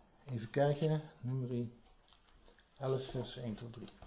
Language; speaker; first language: Dutch; native; Dutch